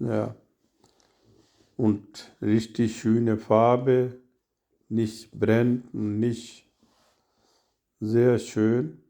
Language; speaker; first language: German; non-native, learner; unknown